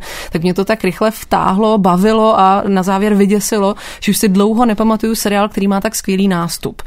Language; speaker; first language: Czech; native; Czech